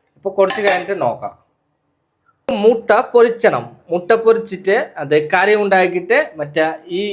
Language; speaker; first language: Malayalam; non-native, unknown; Bangla